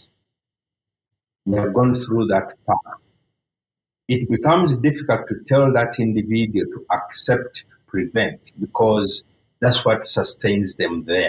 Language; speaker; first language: English; non-native, local second language; Ganda